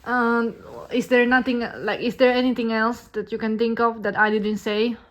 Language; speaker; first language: English; non-native, fluent; Finnish